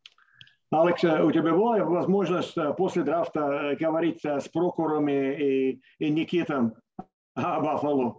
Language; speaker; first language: Russian; non-native, fluent; English